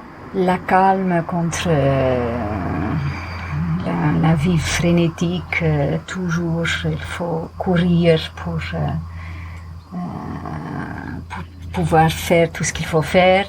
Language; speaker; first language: French; non-native, fluent; Dutch